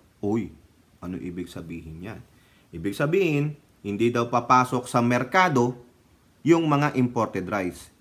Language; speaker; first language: Filipino; native; Filipino